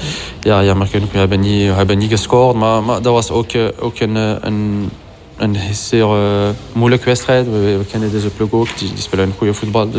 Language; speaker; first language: Dutch; non-native, fluent; French